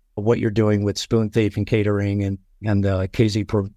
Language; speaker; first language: English; native; English